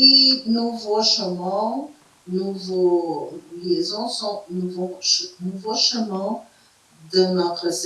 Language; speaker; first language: French; non-native, fluent; Portuguese